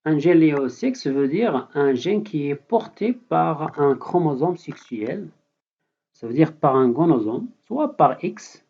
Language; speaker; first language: French; non-native, local second language; Arabic